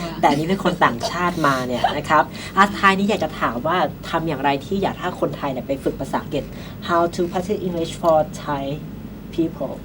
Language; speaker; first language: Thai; native; Thai